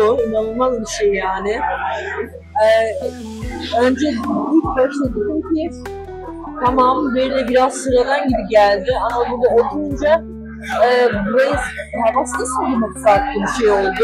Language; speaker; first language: Turkish; early bilingual, heritage; Turkish